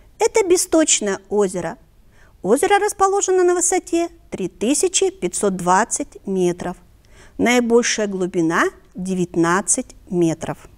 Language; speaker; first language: Russian; non-native, local second language; Kyrgyz